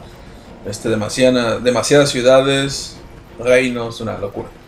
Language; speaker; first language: Spanish; native; Spanish